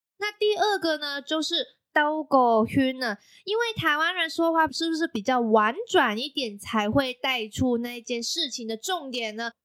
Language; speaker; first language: Chinese; non-native, local second language; Cantonese